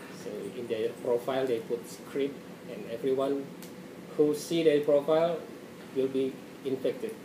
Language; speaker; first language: English; non-native, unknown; Indonesian